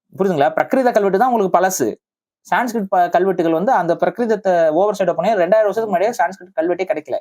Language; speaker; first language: Tamil; native; Tamil